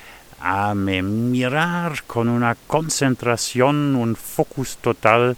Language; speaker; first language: Spanish; non-native, fluent; Luxembourgish